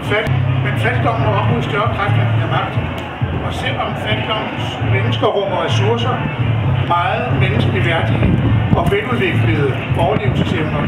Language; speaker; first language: Danish; native; Danish